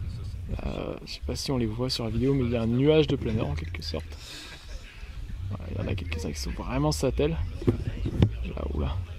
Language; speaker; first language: French; native; French